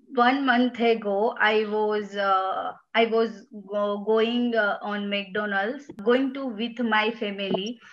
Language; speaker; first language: English; non-native, local second language; Gujarati